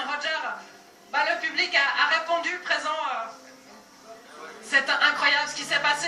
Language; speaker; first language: French; native; French